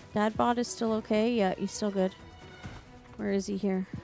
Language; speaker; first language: English; native; English